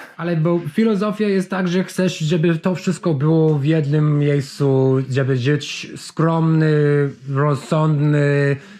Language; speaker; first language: Polish; non-native, learner; English